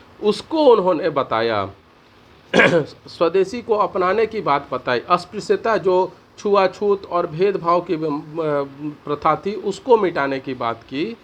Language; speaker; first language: Hindi; native; Hindi